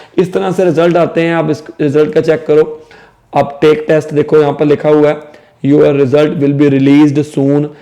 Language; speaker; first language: Hindi; non-native, local second language; Punjabi